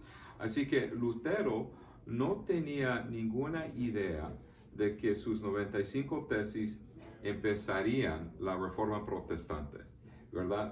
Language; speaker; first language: Spanish; early bilingual, heritage; Spanish